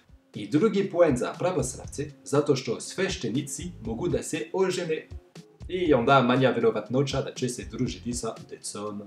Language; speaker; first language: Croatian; non-native, fluent; French